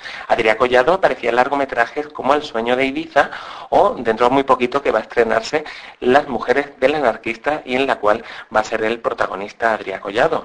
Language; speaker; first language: Spanish; native; Spanish